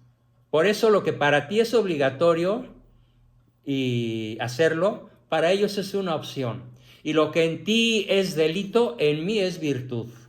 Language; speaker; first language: Spanish; native; Spanish